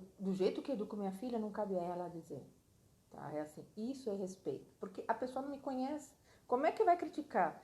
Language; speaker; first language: Portuguese; non-native, fluent; Spanish